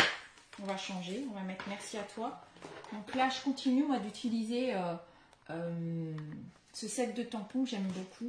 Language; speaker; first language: French; native; French